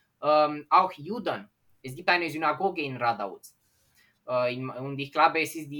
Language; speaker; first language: German; non-native, fluent; Romanian